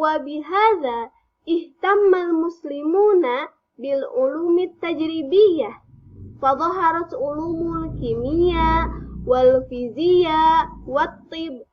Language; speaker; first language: Arabic; non-native, fluent; Indonesian